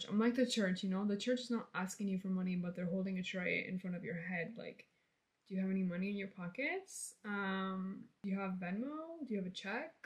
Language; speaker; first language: English; early bilingual, other home language; Spanish